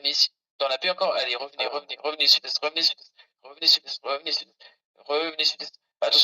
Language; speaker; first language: French; native; French